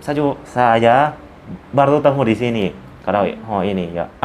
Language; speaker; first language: Indonesian; non-native, learner; Lao